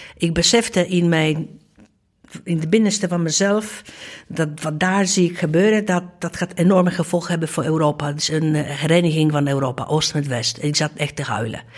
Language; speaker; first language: Dutch; non-native, fluent; Polish